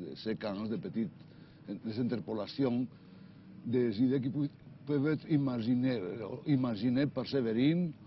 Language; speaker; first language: French; non-native, fluent; Spanish